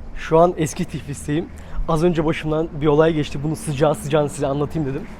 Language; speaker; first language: Turkish; native; Turkish